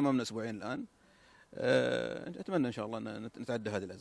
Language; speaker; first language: Arabic; native; Arabic